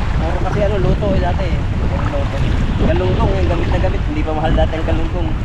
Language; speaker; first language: Filipino; native; Filipino